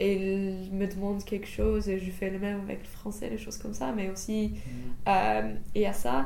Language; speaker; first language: French; non-native, fluent; English